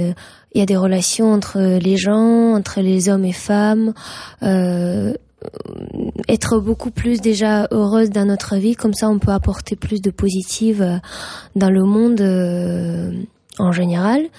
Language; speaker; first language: French; non-native, fluent; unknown